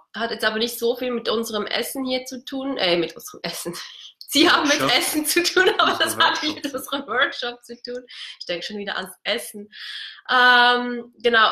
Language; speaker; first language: German; native; German